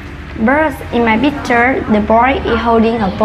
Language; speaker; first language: English; non-native, learner; Vietnamese